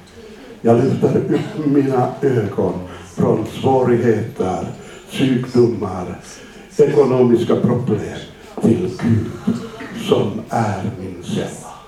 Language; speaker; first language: Swedish; non-native, fluent; Finnish